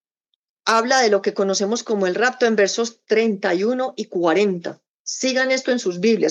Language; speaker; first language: Spanish; native; Spanish